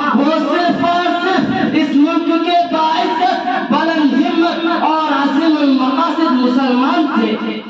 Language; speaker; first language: Urdu; non-native, local second language; Bangla